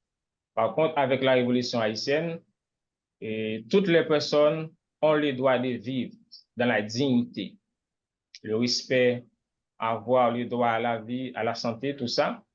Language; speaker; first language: French; non-native, local second language; Haitian Creole